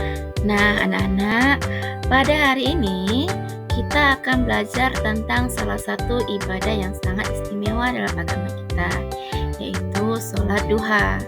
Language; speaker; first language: Indonesian; native; Indonesian